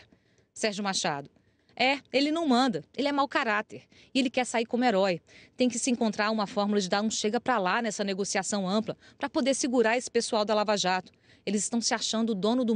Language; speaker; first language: Portuguese; native; Portuguese